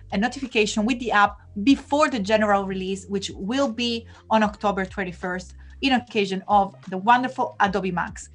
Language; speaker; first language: English; non-native, fluent; Italian